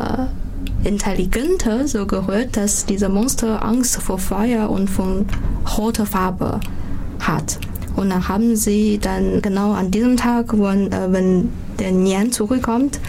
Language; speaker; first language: German; non-native, fluent; Chinese